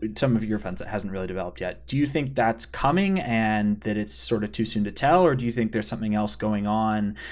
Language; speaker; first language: English; native; English